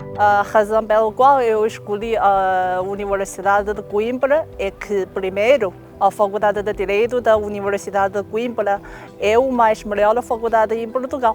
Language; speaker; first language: Portuguese; non-native, learner; Chinese